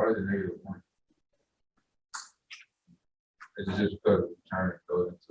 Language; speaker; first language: English; native; English